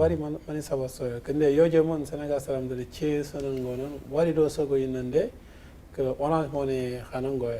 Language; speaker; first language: Korean; non-native, fluent; Wolof